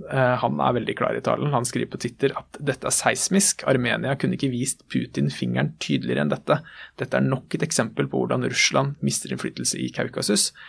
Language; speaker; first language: Norwegian; native; Norwegian